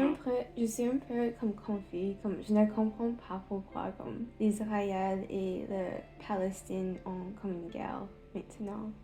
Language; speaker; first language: French; non-native, learner; English